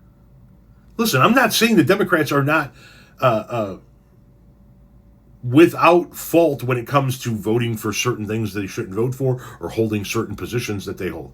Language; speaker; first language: English; native; English